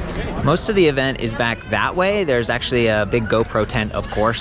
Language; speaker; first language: English; native; English